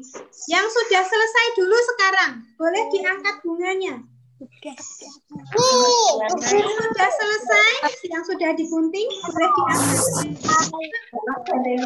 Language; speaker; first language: Indonesian; native; Indonesian